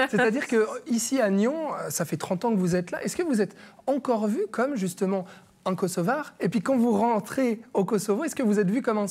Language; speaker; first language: French; native; French